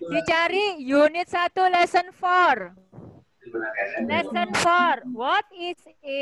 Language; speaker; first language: English; non-native, fluent; Indonesian